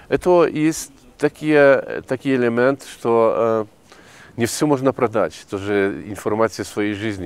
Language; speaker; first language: Russian; non-native, fluent; Polish